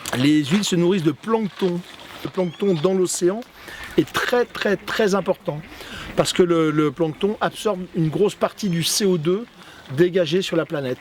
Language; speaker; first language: French; native; French